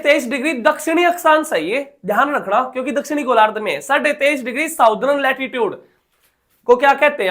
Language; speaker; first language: Hindi; native; Hindi